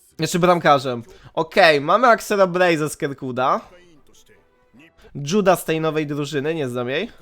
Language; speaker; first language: Polish; native; Polish